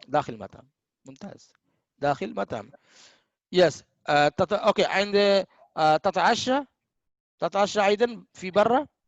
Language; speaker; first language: Arabic; non-native, fluent; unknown